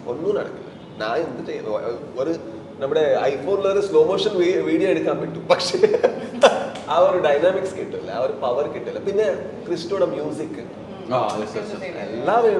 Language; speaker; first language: Malayalam; non-native, learner; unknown